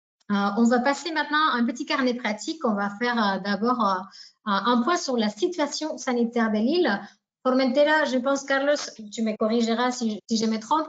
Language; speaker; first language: French; native; French